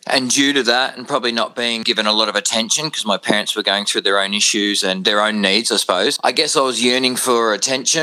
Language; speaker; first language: English; native; English